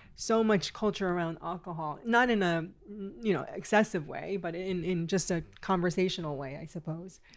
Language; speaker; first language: English; native; English